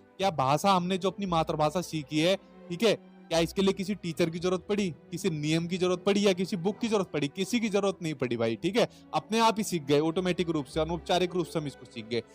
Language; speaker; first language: Hindi; native; Hindi